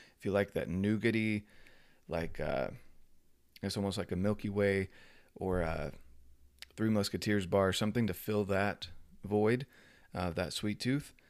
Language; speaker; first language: English; native; English